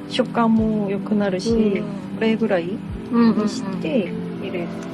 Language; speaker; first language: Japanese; non-native, fluent; Korean